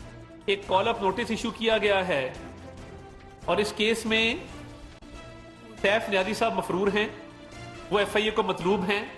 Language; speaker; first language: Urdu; non-native, local second language; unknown